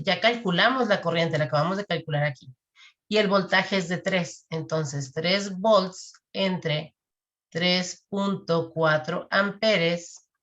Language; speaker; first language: Spanish; native; Spanish